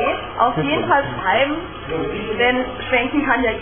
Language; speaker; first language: German; native; German